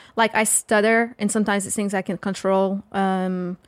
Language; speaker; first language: English; non-native, fluent; Portuguese